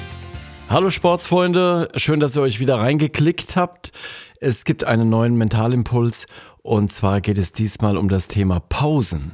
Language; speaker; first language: German; native; German